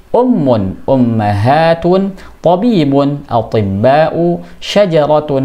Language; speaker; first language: Arabic; non-native, fluent; Indonesian